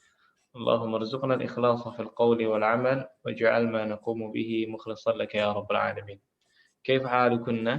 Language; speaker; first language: Arabic; non-native, fluent; Indonesian